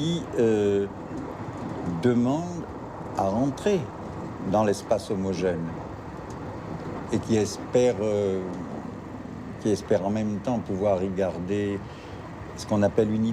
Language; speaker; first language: French; native; French